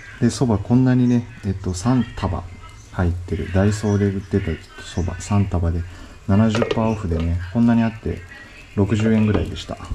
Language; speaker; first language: Japanese; native; Japanese